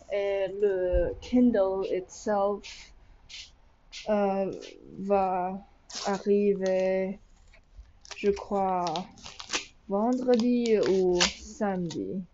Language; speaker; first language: French; non-native, learner; English